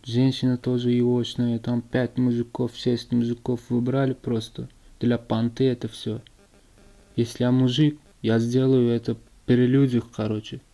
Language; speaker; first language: Russian; non-native, learner; Turkmen